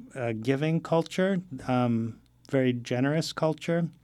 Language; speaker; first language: English; non-native, fluent; Arabic